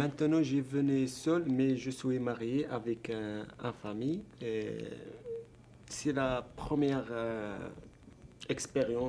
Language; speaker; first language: French; non-native, learner; Arabic